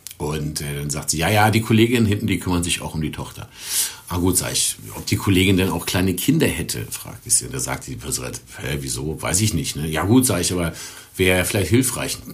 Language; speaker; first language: German; native; German